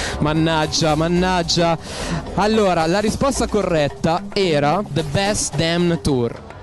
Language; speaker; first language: Italian; native; Italian